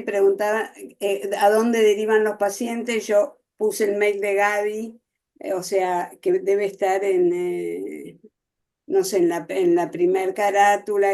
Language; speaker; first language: Spanish; native; Spanish